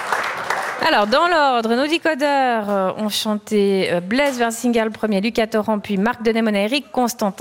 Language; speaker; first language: French; native; French